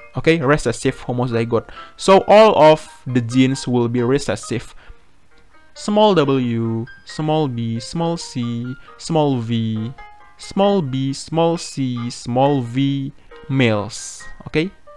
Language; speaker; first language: English; non-native, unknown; Indonesian